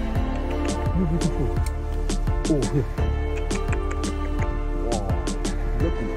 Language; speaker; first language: English; non-native, learner; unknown